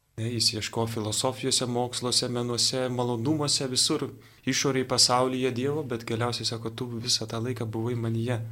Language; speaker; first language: Lithuanian; native; Lithuanian